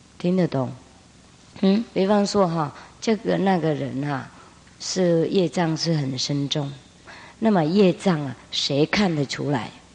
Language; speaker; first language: Chinese; non-native, fluent; Vietnamese